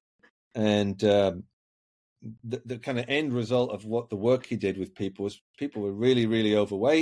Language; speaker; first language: English; native; English